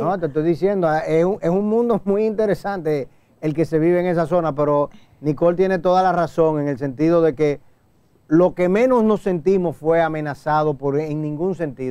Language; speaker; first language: Spanish; native; Spanish